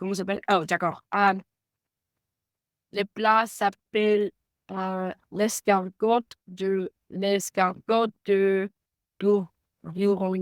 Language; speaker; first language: French; non-native, learner; Spanish